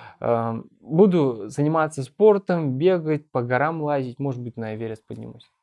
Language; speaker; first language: Russian; non-native, local second language; Bashkir